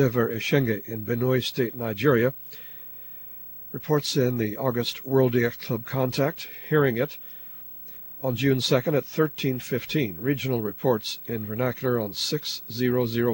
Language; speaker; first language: English; native; English